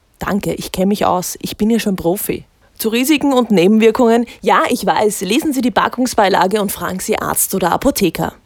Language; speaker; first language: German; native; German